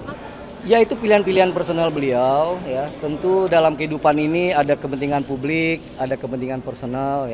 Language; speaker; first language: Indonesian; native; Indonesian